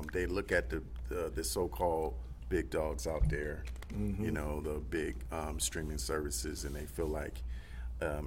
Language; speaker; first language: English; native; English